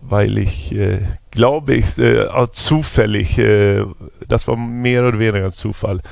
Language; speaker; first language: German; non-native, fluent; Swedish